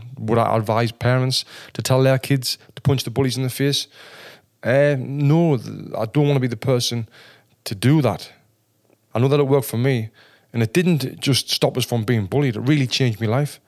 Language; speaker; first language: English; native; English